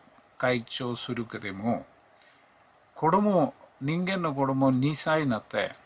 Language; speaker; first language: Japanese; non-native, fluent; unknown